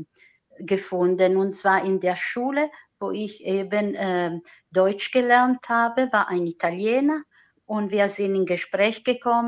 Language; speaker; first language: German; non-native, fluent; Italian